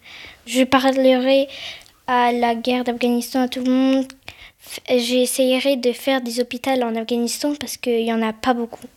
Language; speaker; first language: French; early bilingual, other home language; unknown